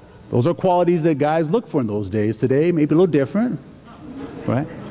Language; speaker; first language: English; native; English